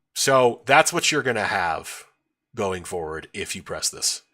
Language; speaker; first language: English; native; English